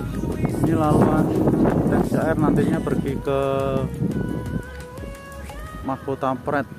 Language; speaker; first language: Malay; non-native, local second language; Javanese